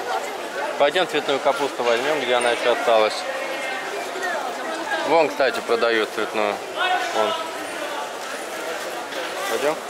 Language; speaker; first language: Russian; native; Russian